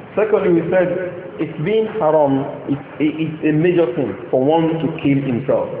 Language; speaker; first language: English; non-native, local second language; Yoruba